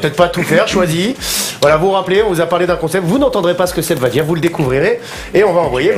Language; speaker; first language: French; native; French